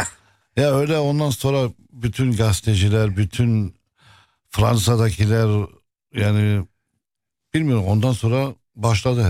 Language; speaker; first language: Turkish; early bilingual, heritage; Turkish